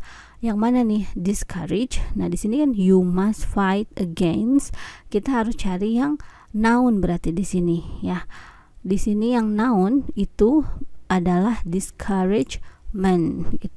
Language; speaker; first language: Indonesian; native; Indonesian